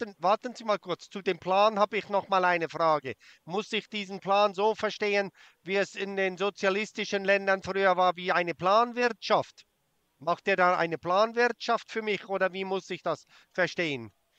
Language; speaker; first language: German; native; German